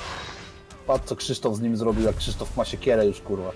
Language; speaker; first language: Polish; native; Polish